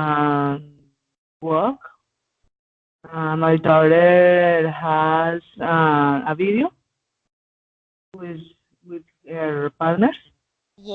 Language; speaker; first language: English; non-native, learner; Spanish